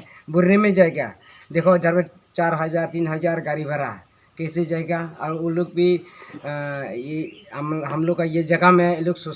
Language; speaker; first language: Hindi; non-native, local second language; Khasi